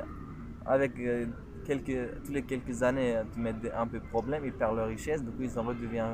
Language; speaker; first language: French; non-native, local second language; Kurdish